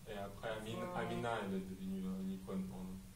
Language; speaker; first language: French; non-native, fluent; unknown